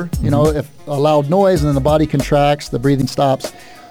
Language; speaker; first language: English; native; English